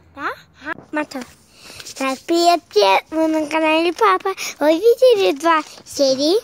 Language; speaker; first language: Russian; early bilingual, heritage; Russian